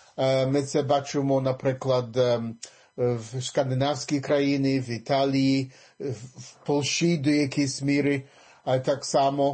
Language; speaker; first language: Ukrainian; early bilingual, heritage; English